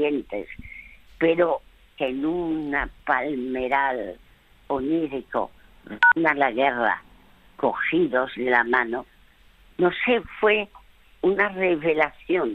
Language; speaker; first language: Spanish; early bilingual, other home language; French